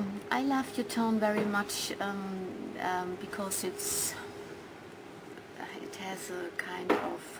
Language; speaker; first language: English; non-native, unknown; German